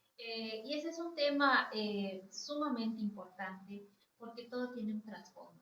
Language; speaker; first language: Spanish; non-native, local second language; Yucateco